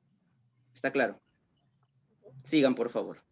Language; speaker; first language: Spanish; native; Spanish